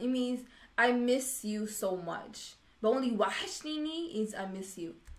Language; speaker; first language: English; non-native, fluent; Swedish